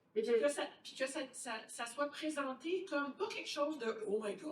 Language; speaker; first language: French; native; French